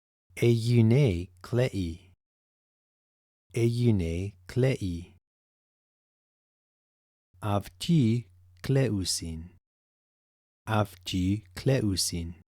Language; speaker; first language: Greek; non-native, fluent; English